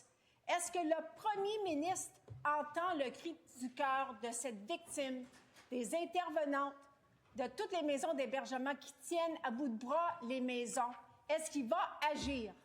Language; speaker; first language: French; native; French